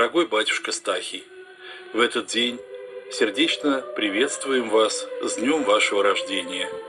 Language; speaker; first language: Russian; native; Russian